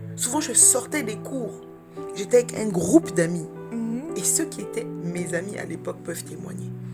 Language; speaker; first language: French; early bilingual, other home language; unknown